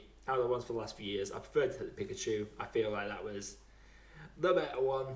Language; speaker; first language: English; native; English